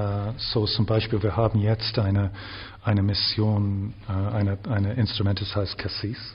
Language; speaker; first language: German; non-native, fluent; English